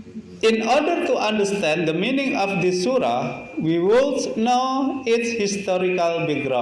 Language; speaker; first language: English; non-native, learner; Indonesian